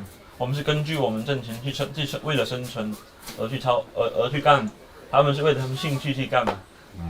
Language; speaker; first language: Chinese; native; Chinese